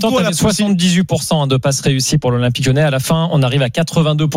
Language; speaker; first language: French; native; French